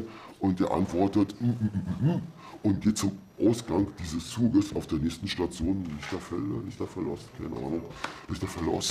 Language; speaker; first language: German; native; German